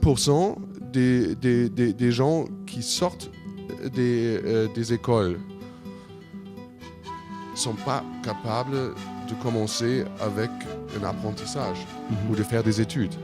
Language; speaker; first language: French; non-native, fluent; German